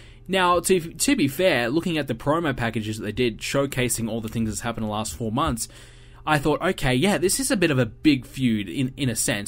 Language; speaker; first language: English; native; English